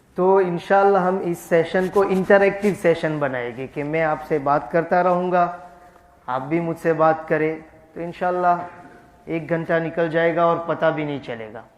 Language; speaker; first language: Urdu; non-native, fluent; Gujarati